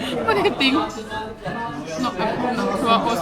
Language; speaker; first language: English; non-native, learner; Thai